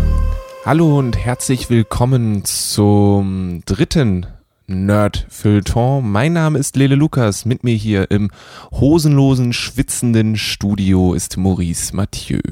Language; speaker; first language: German; native; German